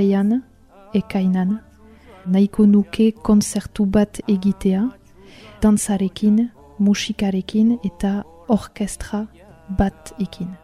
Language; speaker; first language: Basque; non-native, learner; French